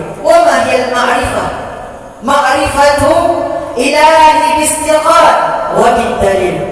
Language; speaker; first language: Arabic; non-native, learner; Achinese